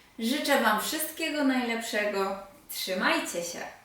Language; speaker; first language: Polish; native; Polish